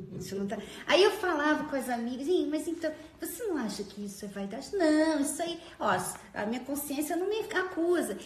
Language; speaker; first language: Portuguese; early bilingual, heritage; Portuguese